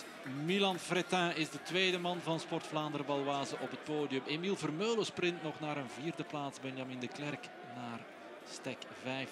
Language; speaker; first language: Dutch; native; Dutch